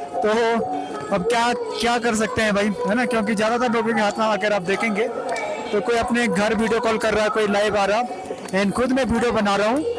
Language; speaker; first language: Hindi; native; Hindi